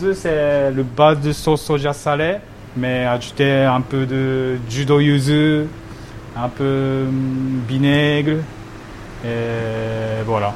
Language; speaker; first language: French; non-native, fluent; Japanese